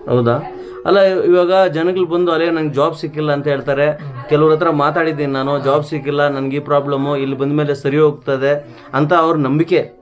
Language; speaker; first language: Kannada; native; Kannada